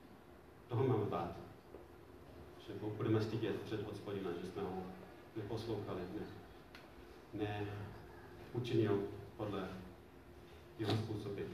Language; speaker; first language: Czech; non-native, fluent; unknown